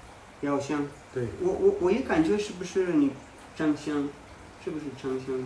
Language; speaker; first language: Chinese; non-native, fluent; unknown